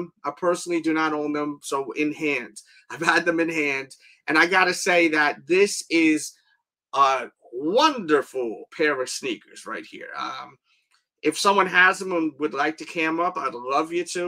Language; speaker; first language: English; native; English